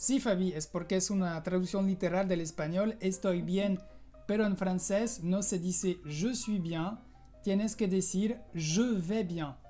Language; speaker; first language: Spanish; non-native, fluent; French